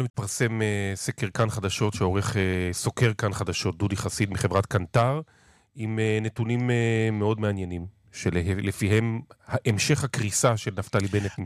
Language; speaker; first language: Hebrew; native; Hebrew